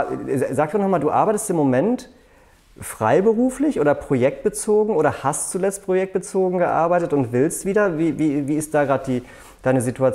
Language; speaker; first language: German; native; German